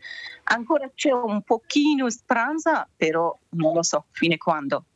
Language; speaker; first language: Italian; non-native, learner; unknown